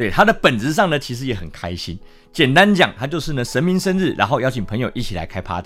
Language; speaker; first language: Chinese; native; Chinese